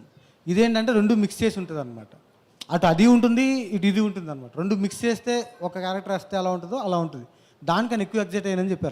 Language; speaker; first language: Telugu; native; Telugu